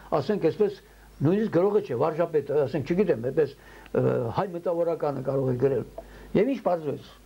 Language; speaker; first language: Armenian; early bilingual, heritage; Armenian